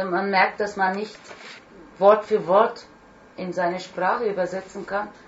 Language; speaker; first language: German; non-native, fluent; Turkish